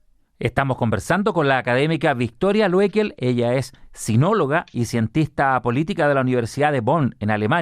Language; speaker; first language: Spanish; native; Spanish